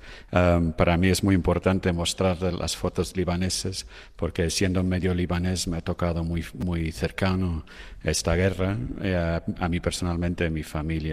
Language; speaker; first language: Spanish; non-native, fluent; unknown